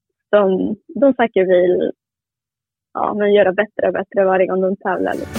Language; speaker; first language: Swedish; non-native, fluent; Spanish